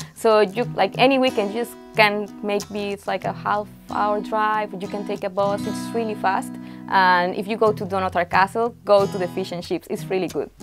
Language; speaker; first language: English; non-native, fluent; Spanish